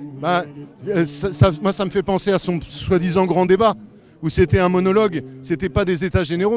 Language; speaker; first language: French; native; French